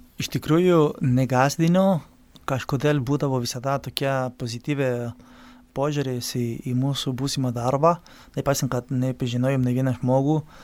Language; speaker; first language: Lithuanian; non-native, fluent; Spanish